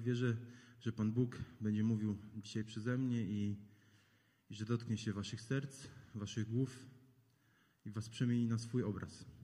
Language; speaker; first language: Polish; native; Polish